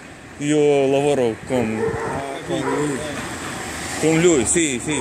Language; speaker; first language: Italian; non-native, learner; Ukrainian